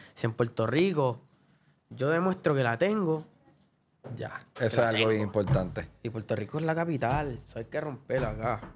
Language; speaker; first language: Spanish; early bilingual, other home language; English